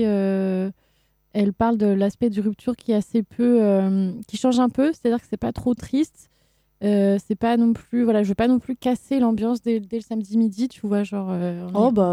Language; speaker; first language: French; native; French